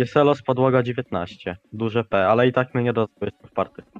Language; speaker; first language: Polish; native; Polish